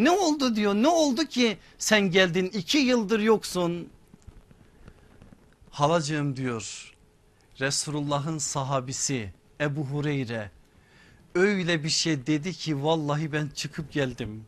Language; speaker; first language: Turkish; native; Turkish